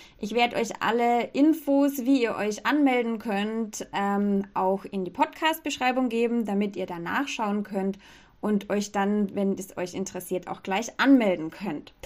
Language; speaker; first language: German; native; German